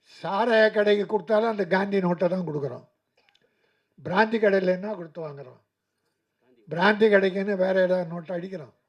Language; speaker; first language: Tamil; native; Tamil